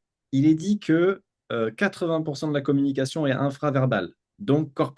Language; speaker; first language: French; native; French